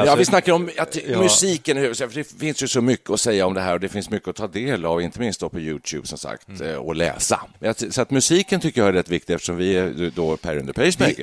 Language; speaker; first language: Swedish; native; Swedish